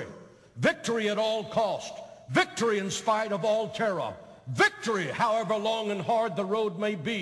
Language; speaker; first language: English; native; English